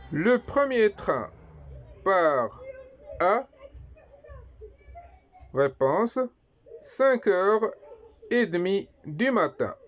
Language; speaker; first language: French; non-native, local second language; Arabic